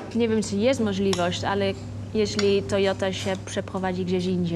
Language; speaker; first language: Polish; early bilingual, heritage; Polish